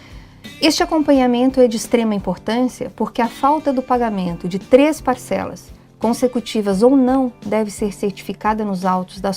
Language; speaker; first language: Portuguese; native; Portuguese